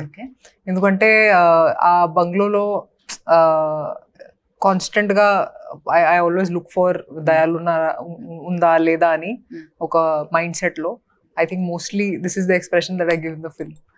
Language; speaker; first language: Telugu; non-native, fluent; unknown